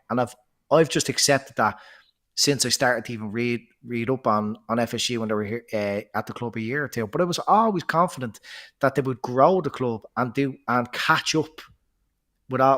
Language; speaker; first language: English; native; English